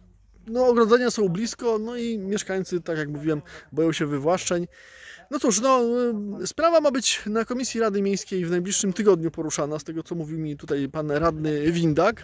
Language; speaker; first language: Polish; native; Polish